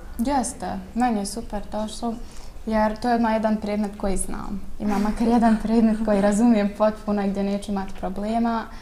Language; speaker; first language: Serbian; early bilingual, heritage; Bosnian